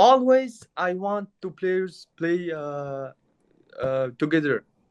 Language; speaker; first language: English; non-native, learner; Mongolian